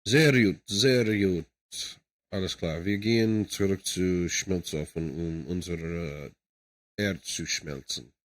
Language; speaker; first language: German; non-native, learner; English